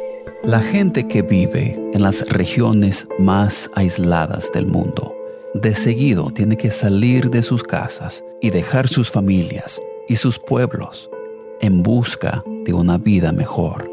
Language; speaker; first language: Spanish; non-native, fluent; English